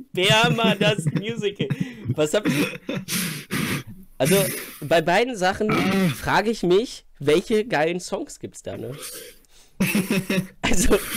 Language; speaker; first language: German; native; German